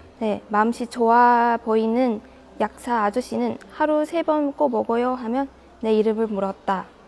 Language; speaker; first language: Korean; non-native, fluent; Chinese